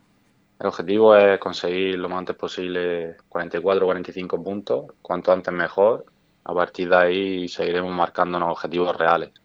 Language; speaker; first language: Spanish; native; Spanish